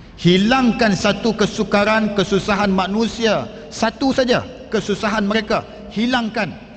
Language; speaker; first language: Malay; native; Malay